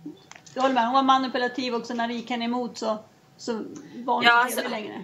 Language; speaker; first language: Swedish; native; Swedish